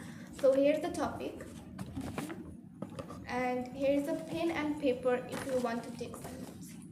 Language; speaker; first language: English; non-native, fluent; Bangla